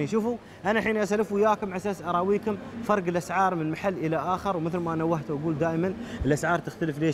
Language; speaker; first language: Arabic; native; Arabic